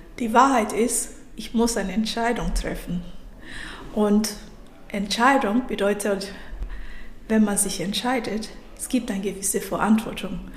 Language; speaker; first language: German; non-native, fluent; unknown